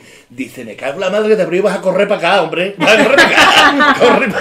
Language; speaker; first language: Spanish; native; Spanish